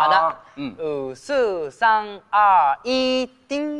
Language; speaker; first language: Chinese; non-native, learner; Japanese